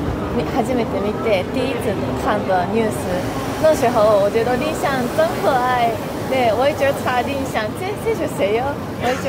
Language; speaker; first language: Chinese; early bilingual, heritage; Japanese